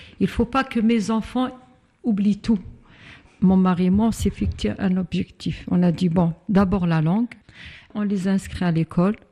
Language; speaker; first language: French; non-native, local second language; Arabic